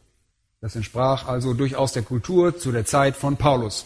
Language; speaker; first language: German; native; German